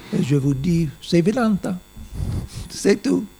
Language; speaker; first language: French; non-native, learner; English